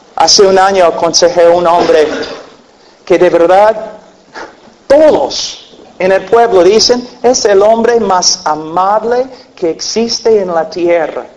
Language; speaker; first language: Spanish; non-native, fluent; English